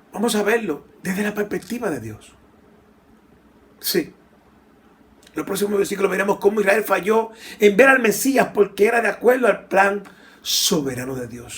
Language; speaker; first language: Spanish; native; Spanish